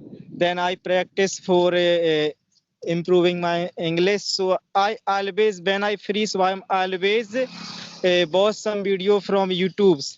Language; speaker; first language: English; non-native, learner; Hindi